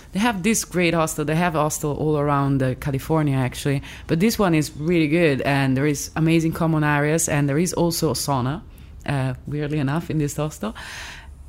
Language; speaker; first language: English; non-native, fluent; Italian